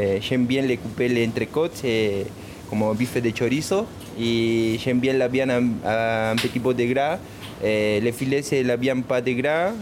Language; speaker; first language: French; non-native, learner; Spanish